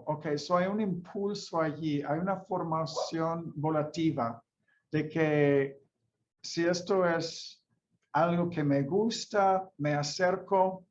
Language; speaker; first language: Spanish; non-native, fluent; English